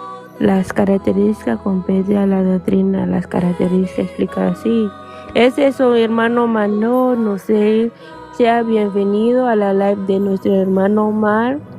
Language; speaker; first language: Spanish; non-native, fluent; Portuguese